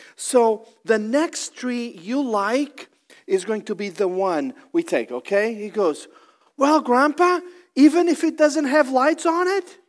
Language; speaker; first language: English; non-native, fluent; Portuguese